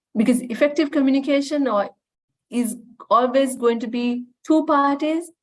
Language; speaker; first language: English; non-native, local second language; Sinhala